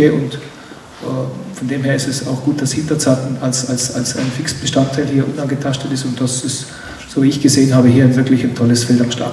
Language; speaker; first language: German; native; German